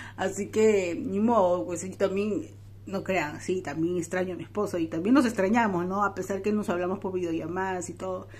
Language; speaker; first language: Spanish; native; Spanish